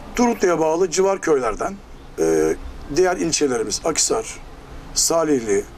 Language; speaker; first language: Turkish; native; Turkish